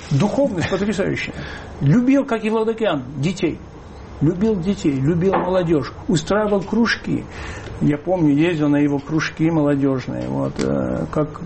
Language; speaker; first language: Russian; early bilingual, heritage; Russian